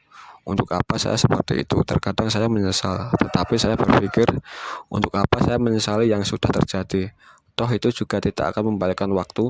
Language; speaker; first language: Indonesian; native; Indonesian